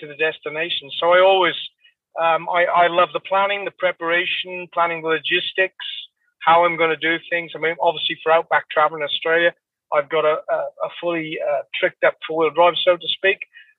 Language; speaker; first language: English; native; English